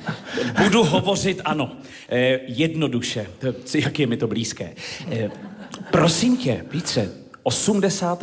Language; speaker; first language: Czech; native; Czech